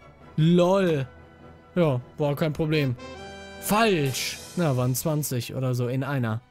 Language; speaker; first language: German; native; German